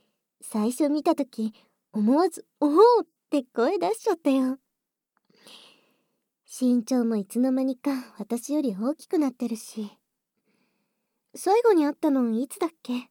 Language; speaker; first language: Japanese; native; Japanese